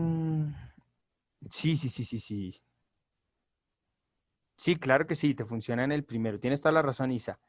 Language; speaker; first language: Spanish; native; Spanish